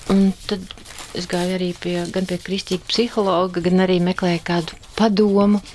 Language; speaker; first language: Latvian; native; Latvian